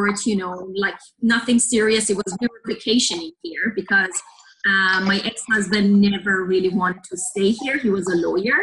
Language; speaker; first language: English; non-native, fluent; Persian